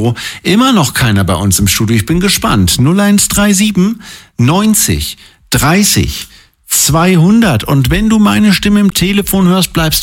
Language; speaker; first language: German; native; German